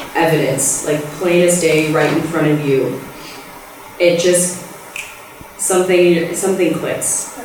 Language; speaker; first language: English; early bilingual, other home language; Spanish